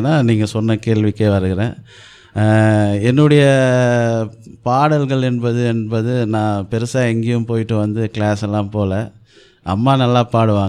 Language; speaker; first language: Tamil; native; Tamil